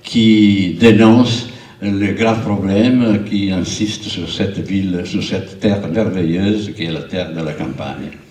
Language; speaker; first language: French; non-native, fluent; Italian